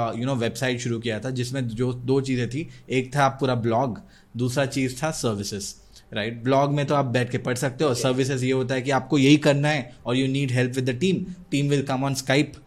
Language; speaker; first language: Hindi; non-native, local second language; Odia